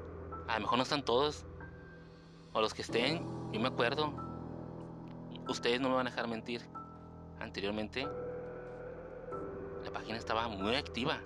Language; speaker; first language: Spanish; native; Spanish